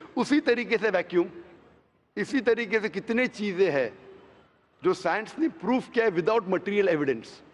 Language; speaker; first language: Hindi; non-native, local second language; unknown